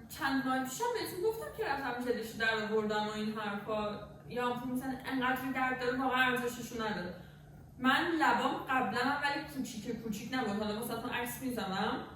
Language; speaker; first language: Persian; native; Persian